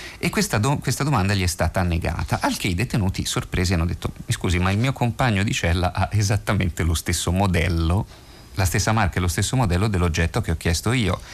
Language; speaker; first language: Italian; native; Italian